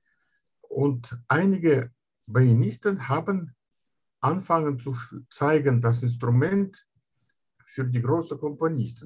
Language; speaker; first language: German; non-native, fluent; Russian